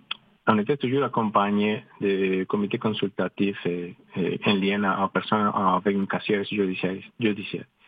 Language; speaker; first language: French; non-native, fluent; Spanish